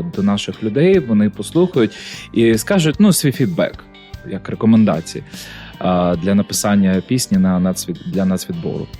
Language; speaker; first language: Ukrainian; native; Ukrainian